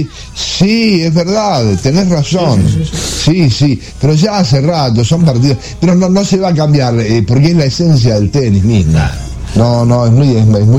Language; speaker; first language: Spanish; native; Spanish